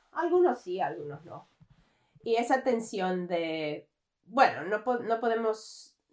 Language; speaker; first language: Spanish; early bilingual, heritage; English